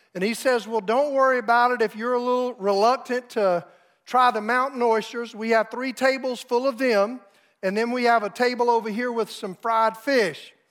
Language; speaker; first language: English; native; English